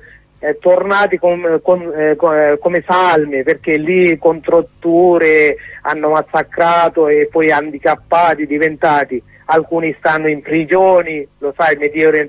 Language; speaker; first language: Italian; non-native, learner; Sinhala